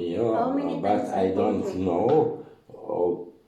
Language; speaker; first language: English; non-native, learner; Croatian